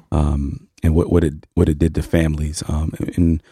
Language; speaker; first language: English; native; English